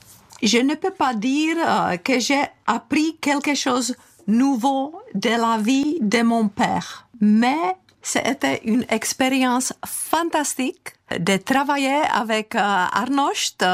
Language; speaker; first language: French; non-native, fluent; Czech